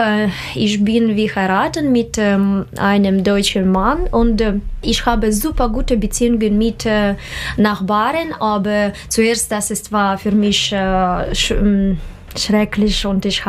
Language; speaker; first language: German; non-native, learner; Russian